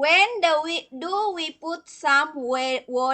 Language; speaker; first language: English; non-native, learner; Indonesian